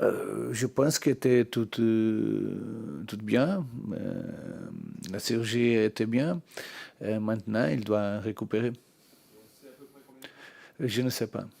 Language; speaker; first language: French; non-native, learner; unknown